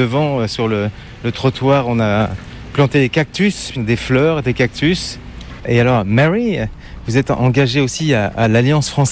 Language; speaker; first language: French; native; French